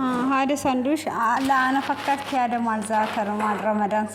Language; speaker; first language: Arabic; non-native, learner; Amharic